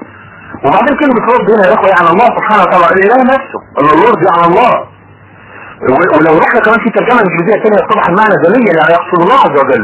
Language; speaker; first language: Arabic; native; Arabic